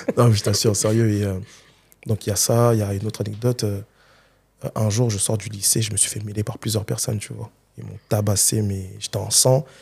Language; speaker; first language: French; early bilingual, other home language; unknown